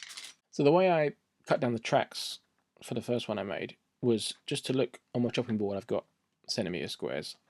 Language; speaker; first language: English; native; English